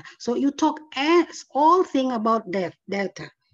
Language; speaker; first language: English; non-native, fluent; Indonesian